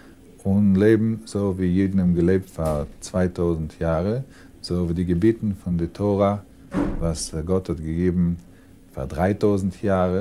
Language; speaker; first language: German; non-native, learner; Yiddish